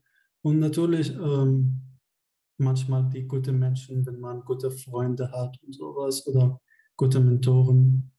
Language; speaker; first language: German; non-native, fluent; Arabic